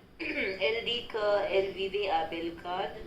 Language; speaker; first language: French; non-native, learner; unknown